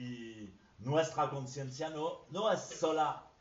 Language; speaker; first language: Spanish; non-native, fluent; French